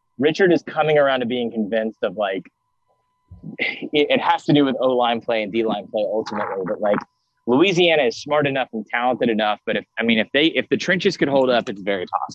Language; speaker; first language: English; native; English